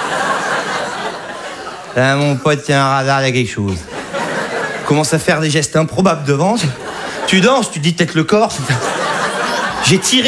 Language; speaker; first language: French; native; French